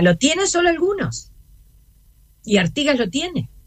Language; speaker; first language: Spanish; native; Spanish